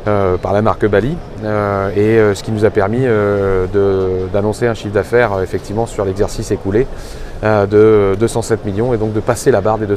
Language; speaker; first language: French; native; French